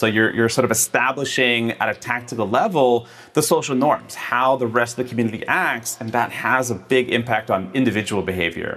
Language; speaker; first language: English; native; English